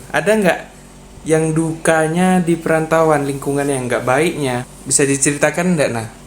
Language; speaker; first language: Indonesian; native; Indonesian